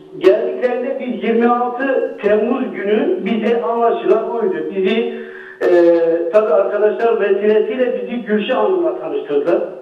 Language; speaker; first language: Turkish; early bilingual, heritage; Turkish